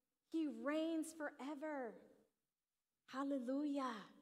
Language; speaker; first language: English; early bilingual, other home language; Spanish